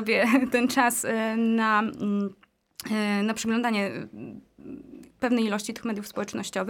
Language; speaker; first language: Polish; native; Polish